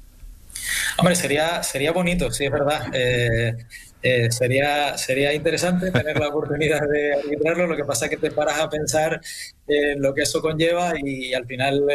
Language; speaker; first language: Spanish; native; Spanish